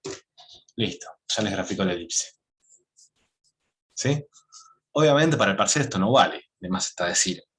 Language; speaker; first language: Spanish; native; Spanish